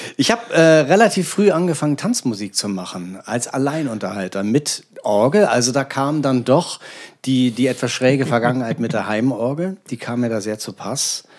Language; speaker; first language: German; native; German